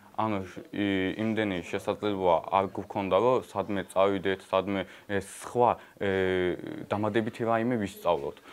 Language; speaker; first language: Georgian; non-native, local second language; Azerbaijani